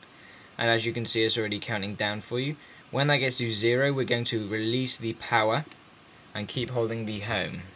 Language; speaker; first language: English; native; English